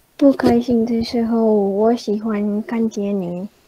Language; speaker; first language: Chinese; non-native, learner; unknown